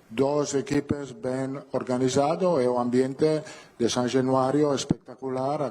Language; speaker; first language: Portuguese; non-native, learner; Italian